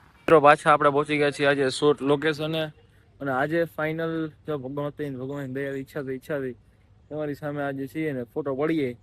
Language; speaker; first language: Gujarati; native; Gujarati